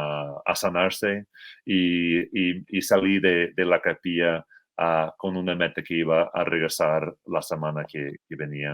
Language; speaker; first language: Spanish; non-native, fluent; English